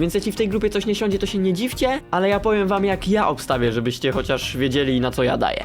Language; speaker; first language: Polish; native; Polish